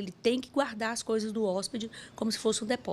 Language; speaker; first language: Portuguese; native; Portuguese